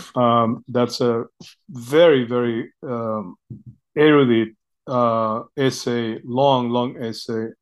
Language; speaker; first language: English; non-native, fluent; Spanish